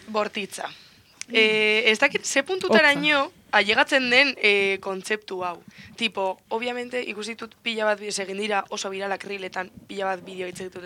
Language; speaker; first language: Basque; non-native, local second language; Spanish